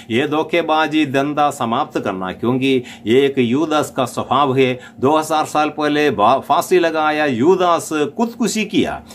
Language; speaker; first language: Hindi; non-native, local second language; Malayalam